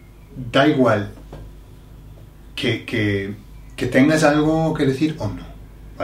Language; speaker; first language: Spanish; non-native, fluent; English